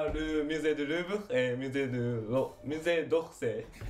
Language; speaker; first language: French; non-native, learner; Japanese